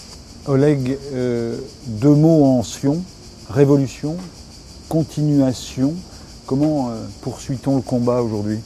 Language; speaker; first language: French; native; French